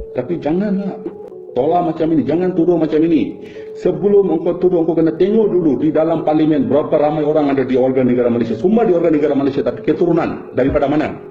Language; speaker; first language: Malay; non-native, fluent; Bangla